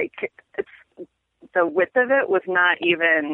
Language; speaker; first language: English; native; English